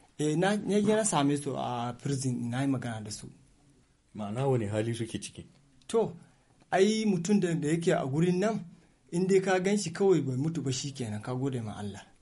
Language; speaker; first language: Hausa; non-native, local second language; Fula